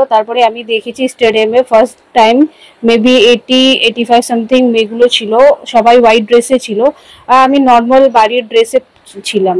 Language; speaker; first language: Bangla; non-native, local second language; Hindi